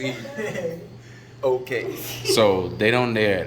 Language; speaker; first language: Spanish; non-native, learner; English